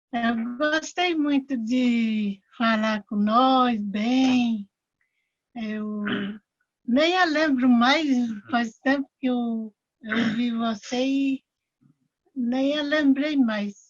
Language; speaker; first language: Portuguese; non-native, local second language; Guarani